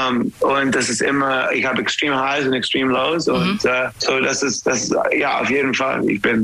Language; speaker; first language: German; non-native, fluent; English